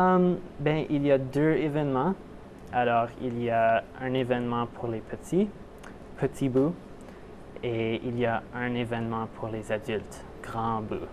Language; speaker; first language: French; non-native, local second language; English